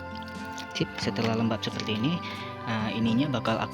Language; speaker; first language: Indonesian; native; Indonesian